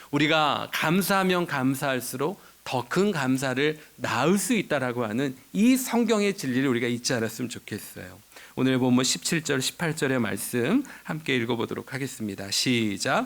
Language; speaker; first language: Korean; native; Korean